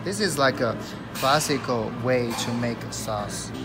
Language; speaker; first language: English; non-native, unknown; Chinese